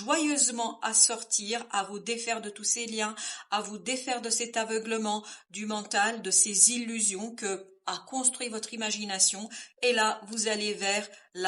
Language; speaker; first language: French; native; French